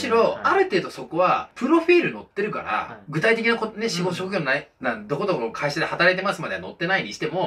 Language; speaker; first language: Japanese; native; Japanese